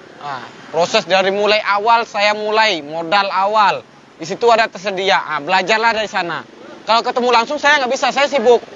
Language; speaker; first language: Indonesian; non-native, local second language; Minangkabau